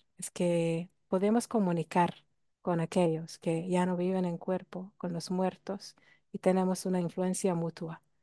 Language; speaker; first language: Spanish; non-native, fluent; Hungarian